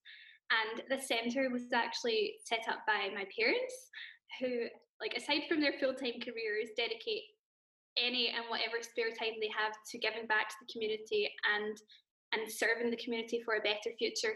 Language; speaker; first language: English; native; English